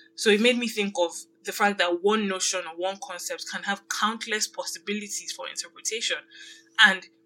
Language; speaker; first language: English; non-native, local second language; Yoruba